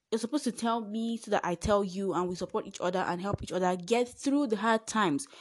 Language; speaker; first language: English; non-native, local second language; Igbo